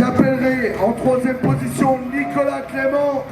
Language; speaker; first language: French; native; French